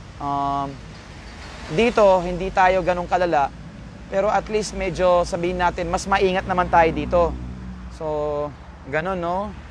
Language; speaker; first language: Filipino; non-native, local second language; Pampanga